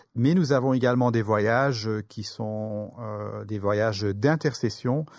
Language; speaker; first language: French; native; French